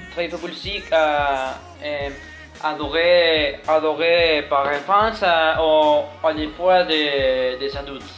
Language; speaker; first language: French; non-native, learner; Spanish